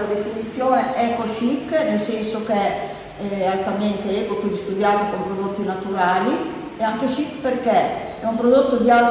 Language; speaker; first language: Italian; native; Italian